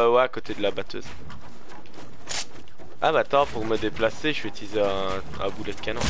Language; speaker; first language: French; native; French